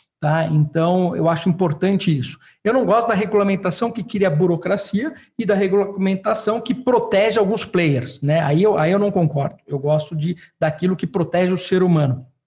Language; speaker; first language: Portuguese; native; Portuguese